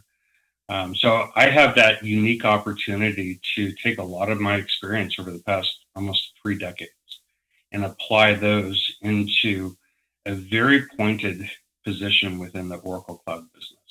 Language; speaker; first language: English; native; English